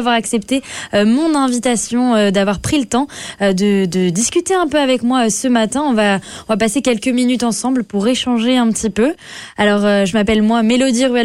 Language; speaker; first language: French; native; French